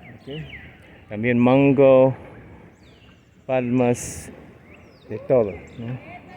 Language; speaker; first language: Spanish; non-native, fluent; English